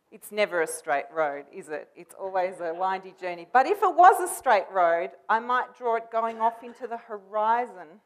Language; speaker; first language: English; native; English